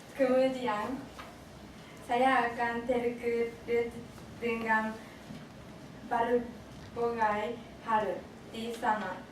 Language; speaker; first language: Indonesian; non-native, learner; Japanese